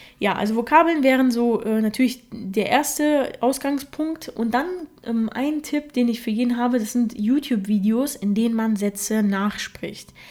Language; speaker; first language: German; early bilingual, other home language; Russian